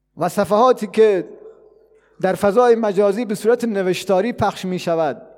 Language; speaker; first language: Persian; non-native, local second language; Baluchi